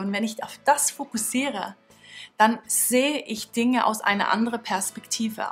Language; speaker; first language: German; non-native, fluent; Norwegian